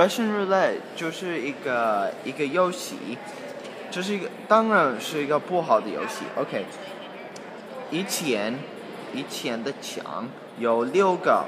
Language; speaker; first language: Chinese; non-native, learner; English